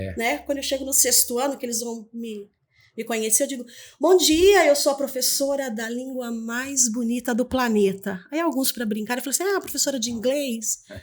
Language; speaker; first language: Portuguese; native; Portuguese